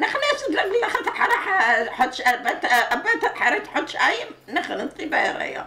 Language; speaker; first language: Hebrew; non-native, learner; Arabic